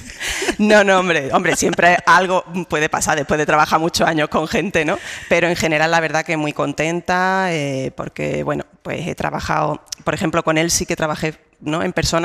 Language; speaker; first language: Spanish; native; Spanish